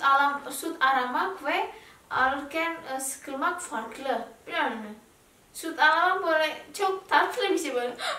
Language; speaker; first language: Turkish; non-native, learner; Indonesian